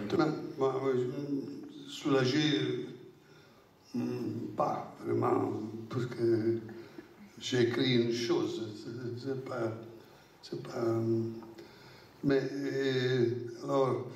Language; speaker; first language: French; non-native, fluent; Italian